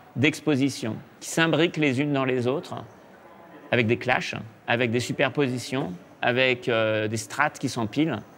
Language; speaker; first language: French; native; French